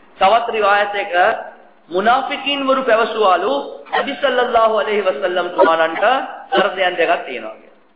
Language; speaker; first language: Sinhala; non-native, local second language; Tamil